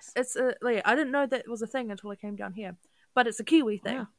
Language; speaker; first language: English; native; English